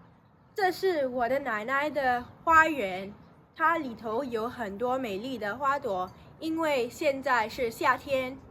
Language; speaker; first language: Chinese; non-native, fluent; Sinhala